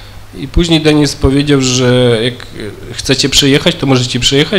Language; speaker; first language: Polish; early bilingual, other home language; Ukrainian